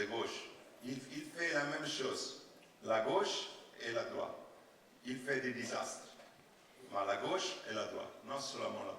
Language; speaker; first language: French; non-native, learner; Italian